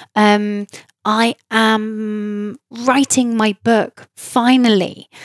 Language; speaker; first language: English; native; English